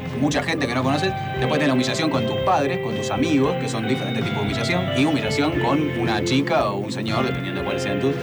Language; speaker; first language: Spanish; native; Spanish